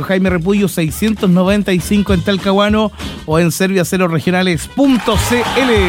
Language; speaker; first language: Spanish; native; Spanish